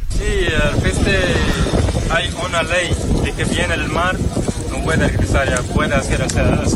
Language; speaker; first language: Spanish; non-native, learner; Arabic